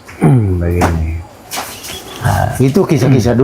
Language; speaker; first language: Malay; non-native, local second language; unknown